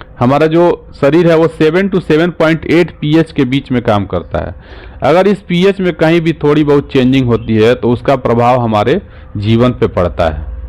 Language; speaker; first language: Hindi; native; Hindi